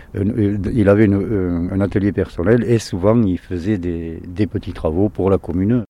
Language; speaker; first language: French; native; French